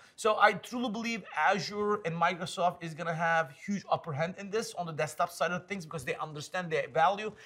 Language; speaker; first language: English; non-native, fluent; Turkish